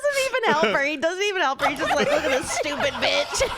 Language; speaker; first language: English; native; English